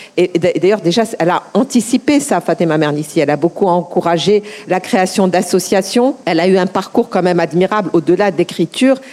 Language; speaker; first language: French; non-native, local second language; Arabic